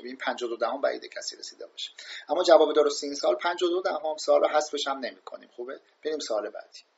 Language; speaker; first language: Persian; native; Persian